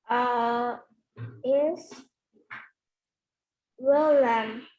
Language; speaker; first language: English; non-native, learner; Vietnamese